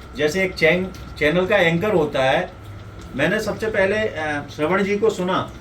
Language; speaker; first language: Hindi; native; Hindi